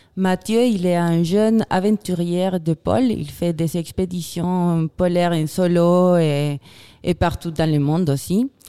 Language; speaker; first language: French; non-native, fluent; Spanish